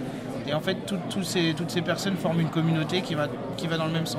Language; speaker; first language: French; native; French